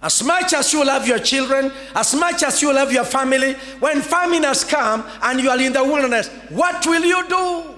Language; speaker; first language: English; non-native, local second language; Swahili